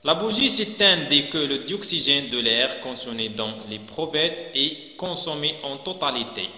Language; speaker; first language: French; non-native, local second language; Arabic